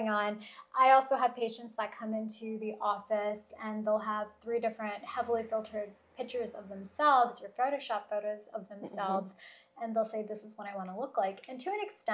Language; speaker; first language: English; early bilingual, other home language; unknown